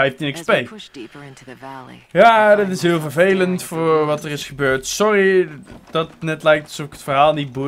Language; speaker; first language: Dutch; native; Dutch